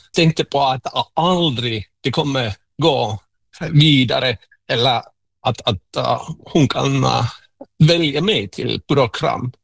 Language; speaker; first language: Swedish; non-native, local second language; Finnish